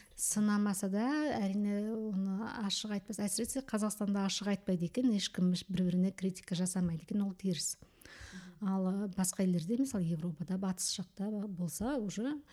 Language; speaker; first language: Kazakh; early bilingual, heritage; Kazakh